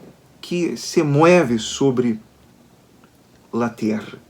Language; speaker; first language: Spanish; non-native, learner; Portuguese